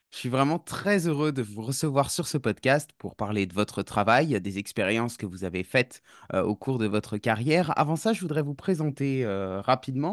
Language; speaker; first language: French; native; French